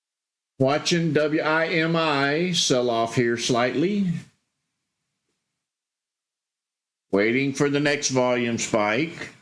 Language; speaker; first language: English; native; English